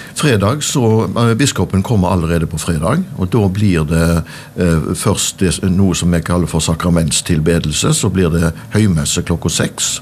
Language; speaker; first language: Norwegian; native; Norwegian